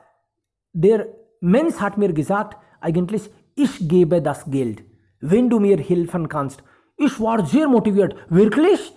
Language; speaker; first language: German; non-native, fluent; Hindi